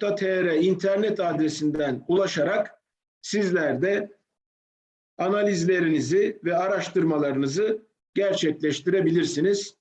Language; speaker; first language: Turkish; native; Turkish